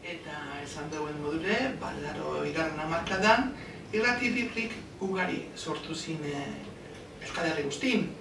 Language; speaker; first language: Basque; native; Basque